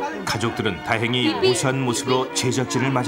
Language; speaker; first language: Korean; native; Korean